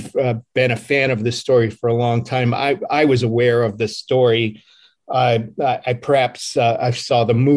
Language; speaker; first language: English; native; English